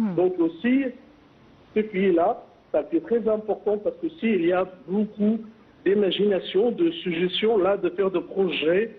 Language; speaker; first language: French; non-native, fluent; Arabic